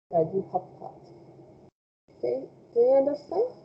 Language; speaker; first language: English; non-native, fluent; Spanish